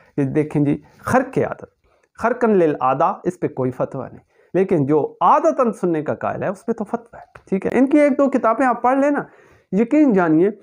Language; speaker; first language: Urdu; native; Urdu